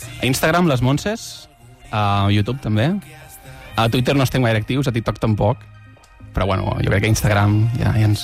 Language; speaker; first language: Catalan; native; Catalan